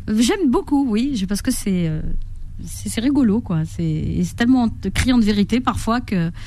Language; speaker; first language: French; native; French